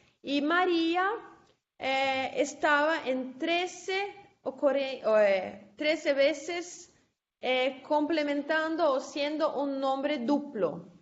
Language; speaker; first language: Spanish; non-native, fluent; Portuguese